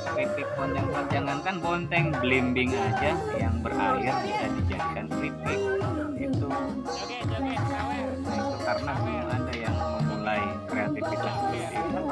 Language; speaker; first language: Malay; non-native, local second language; Sundanese